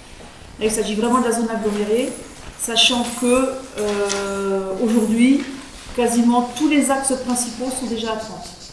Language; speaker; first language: French; native; French